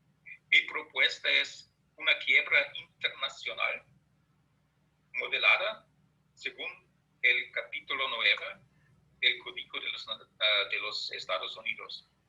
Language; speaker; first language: Spanish; non-native, fluent; German